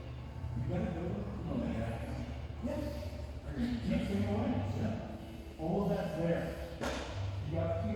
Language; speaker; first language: English; native; English